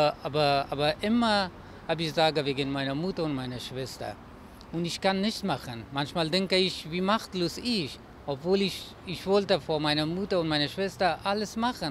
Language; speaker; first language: German; non-native, learner; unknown